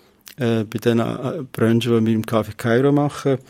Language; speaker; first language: German; non-native, fluent; Kurdish